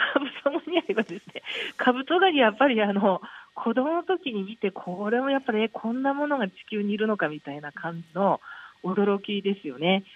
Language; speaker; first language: Japanese; native; Japanese